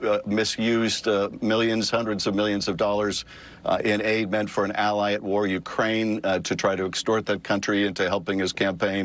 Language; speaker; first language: English; native; English